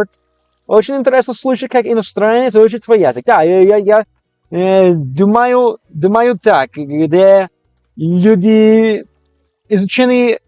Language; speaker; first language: Russian; non-native, learner; English